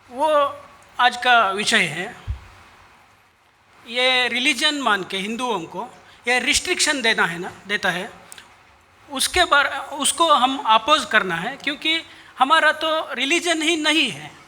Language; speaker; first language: Hindi; non-native, local second language; Kannada